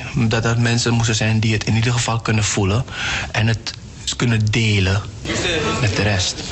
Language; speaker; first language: Dutch; non-native, local second language; English